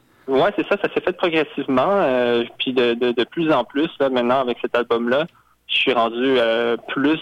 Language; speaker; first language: French; native; French